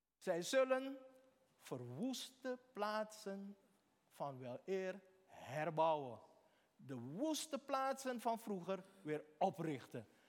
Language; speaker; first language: Dutch; native; Dutch